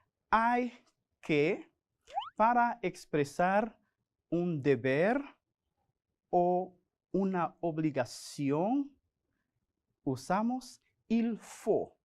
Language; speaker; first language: Spanish; non-native, fluent; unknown